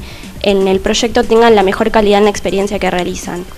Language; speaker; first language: Spanish; native; Spanish